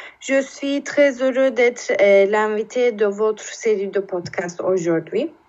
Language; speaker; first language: French; non-native, learner; Turkish